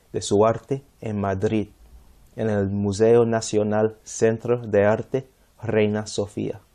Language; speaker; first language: Spanish; non-native, fluent; English